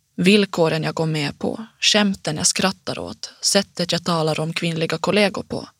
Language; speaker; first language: Swedish; native; Swedish